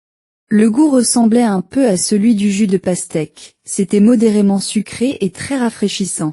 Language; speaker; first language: French; non-native, learner; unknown